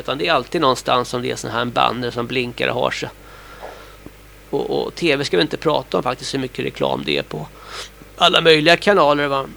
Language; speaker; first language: Swedish; native; Swedish